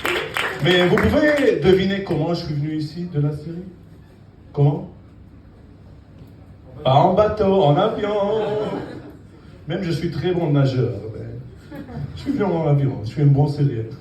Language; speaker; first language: French; non-native, fluent; Arabic